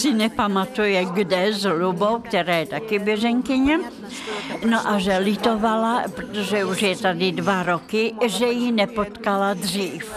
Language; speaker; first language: Czech; non-native, fluent; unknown